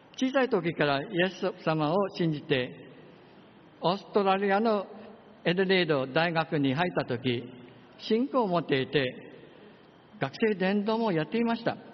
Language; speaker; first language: Japanese; non-native, fluent; English